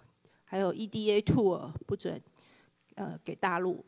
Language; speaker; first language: Chinese; native; Chinese